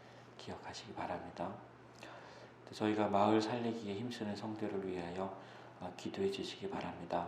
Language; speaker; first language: Korean; native; Korean